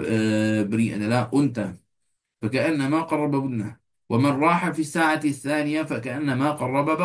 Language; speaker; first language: Arabic; non-native, fluent; Malay